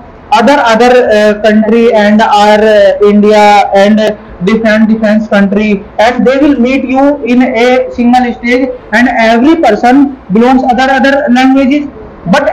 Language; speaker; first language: English; non-native, local second language; Hindi